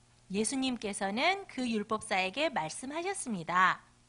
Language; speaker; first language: Korean; native; Korean